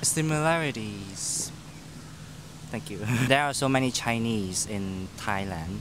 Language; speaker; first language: English; non-native, local second language; Cantonese